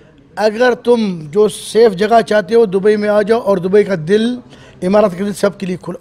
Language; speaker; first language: Hindi; non-native, fluent; Arabic